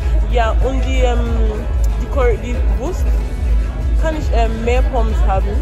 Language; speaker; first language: German; non-native, learner; Igbo